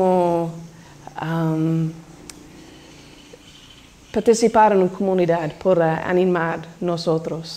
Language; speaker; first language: Spanish; non-native, learner; English